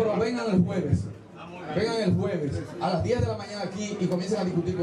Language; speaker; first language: Spanish; native; Spanish